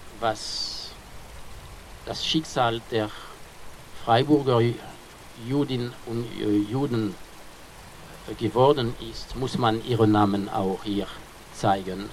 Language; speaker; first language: German; non-native, fluent; French